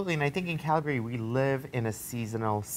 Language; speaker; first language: English; native; English